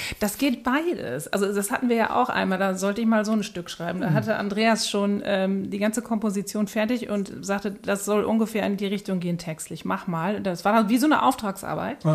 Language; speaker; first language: German; native; German